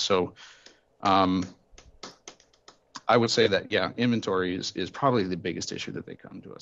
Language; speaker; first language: English; native; English